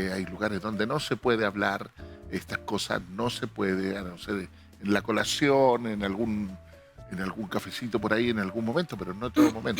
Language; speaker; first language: Spanish; native; Spanish